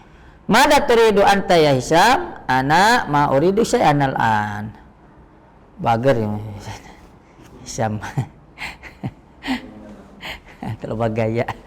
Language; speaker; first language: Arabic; non-native, fluent; Indonesian